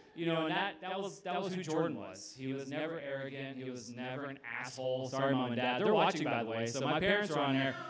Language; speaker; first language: English; native; English